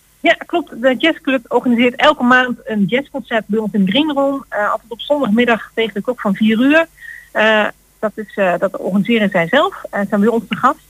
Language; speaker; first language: Dutch; native; Dutch